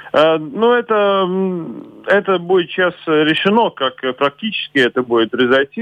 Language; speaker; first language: Russian; non-native, local second language; Latvian